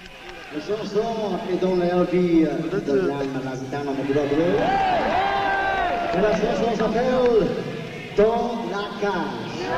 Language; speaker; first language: French; non-native, learner; English